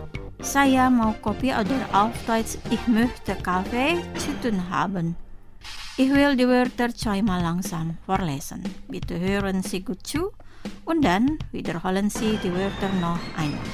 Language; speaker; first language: German; non-native, fluent; Indonesian